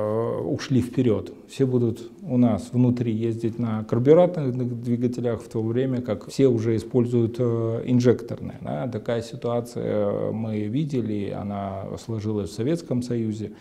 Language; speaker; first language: Russian; native; Russian